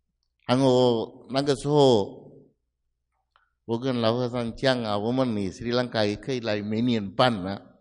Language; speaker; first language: Chinese; non-native, fluent; Sinhala